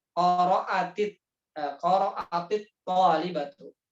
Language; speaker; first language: Arabic; non-native, fluent; Indonesian